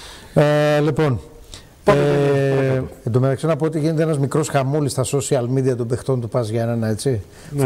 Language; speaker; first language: Greek; native; Greek